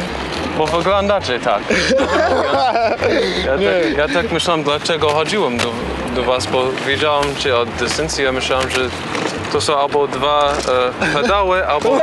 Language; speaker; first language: Polish; non-native, learner; English